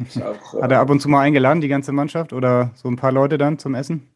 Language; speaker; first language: German; native; German